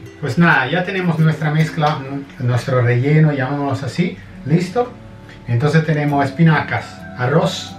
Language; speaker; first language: Spanish; non-native, fluent; Italian